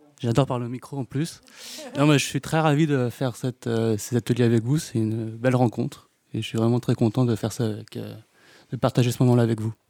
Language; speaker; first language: French; native; French